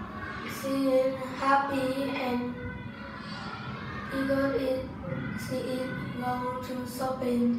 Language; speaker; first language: English; non-native, learner; Vietnamese